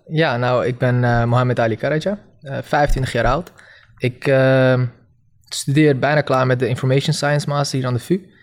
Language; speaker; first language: Dutch; early bilingual, other home language; Turkish